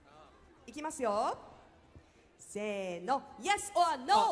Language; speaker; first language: Japanese; native; Japanese